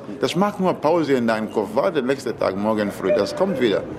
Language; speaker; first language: German; non-native, learner; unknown